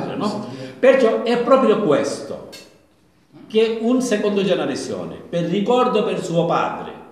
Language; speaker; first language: Italian; non-native, learner; Bangla